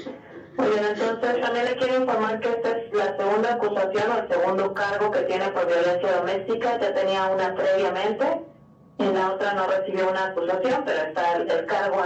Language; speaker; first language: Spanish; native; Spanish